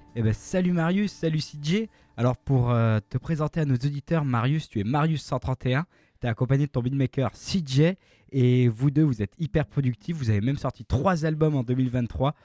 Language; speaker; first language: French; native; French